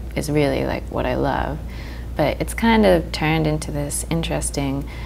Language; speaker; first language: English; native; English